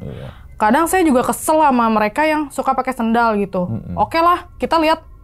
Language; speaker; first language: Indonesian; native; Indonesian